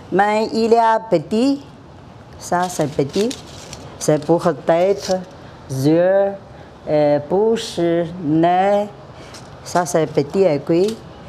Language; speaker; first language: French; non-native, learner; Chinese